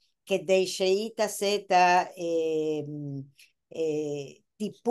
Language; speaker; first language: Hebrew; non-native, fluent; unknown